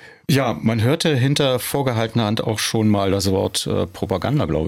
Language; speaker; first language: German; native; German